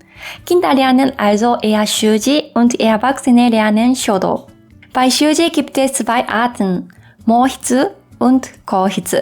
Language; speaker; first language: German; non-native, fluent; Japanese